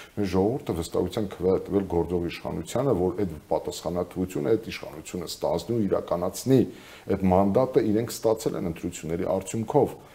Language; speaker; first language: Armenian; native; Armenian